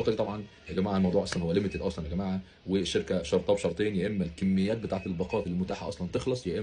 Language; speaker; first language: Arabic; native; Arabic